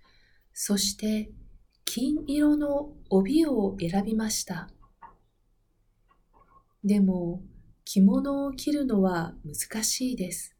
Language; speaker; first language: Japanese; non-native, learner; Spanish